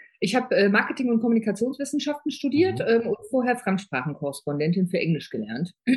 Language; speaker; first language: German; native; German